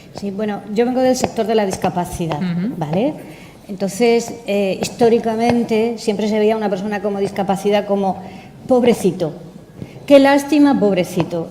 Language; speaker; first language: Spanish; native; Spanish